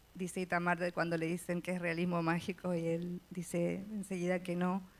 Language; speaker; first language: Spanish; native; Spanish